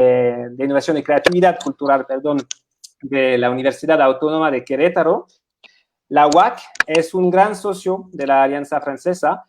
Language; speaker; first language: Spanish; non-native, fluent; French